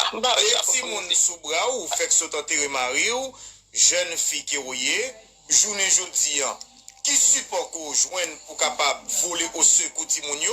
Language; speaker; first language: Haitian Creole; native; Haitian Creole